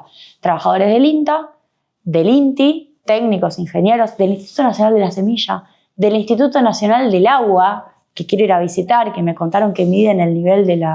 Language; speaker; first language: Spanish; native; Spanish